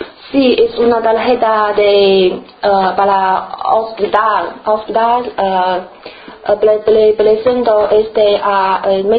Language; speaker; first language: Spanish; non-native, learner; Chinese